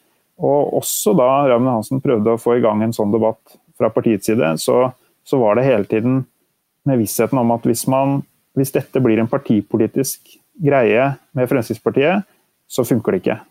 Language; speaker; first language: Norwegian; native; Norwegian